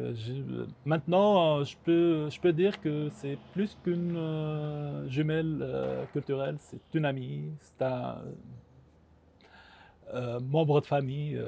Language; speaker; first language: French; non-native, local second language; Arabic